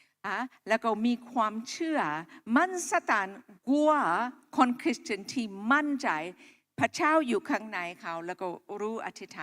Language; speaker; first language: Thai; non-native, local second language; Akha